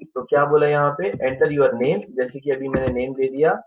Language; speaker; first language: Hindi; non-native, local second language; Marathi